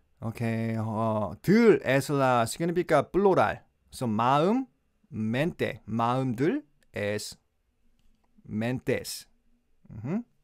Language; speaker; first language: Spanish; non-native, learner; Korean